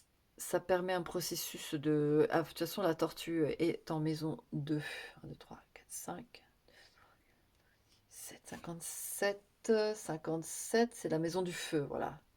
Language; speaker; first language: French; native; French